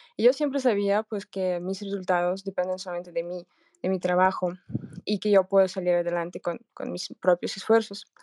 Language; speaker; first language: Spanish; non-native, fluent; Russian